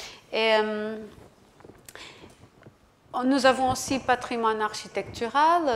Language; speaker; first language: French; non-native, fluent; Portuguese